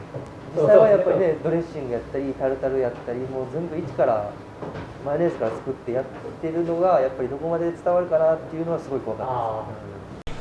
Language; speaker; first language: Japanese; native; Japanese